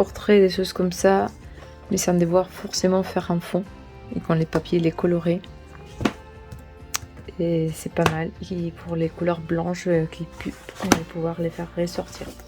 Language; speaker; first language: French; non-native, learner; Spanish